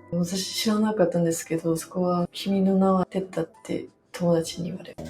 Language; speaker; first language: Japanese; non-native, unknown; Korean